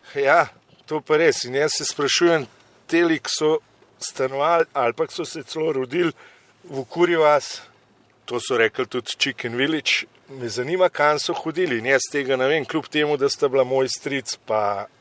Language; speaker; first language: Slovenian; native; Slovenian